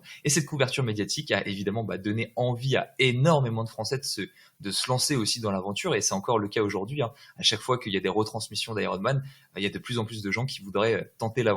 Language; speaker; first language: French; native; French